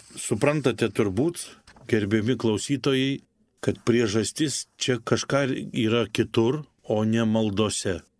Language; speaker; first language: Lithuanian; native; Lithuanian